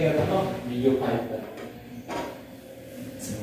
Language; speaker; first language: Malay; non-native, learner; Turkish